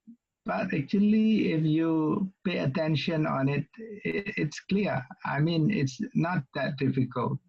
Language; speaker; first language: English; non-native, local second language; Indonesian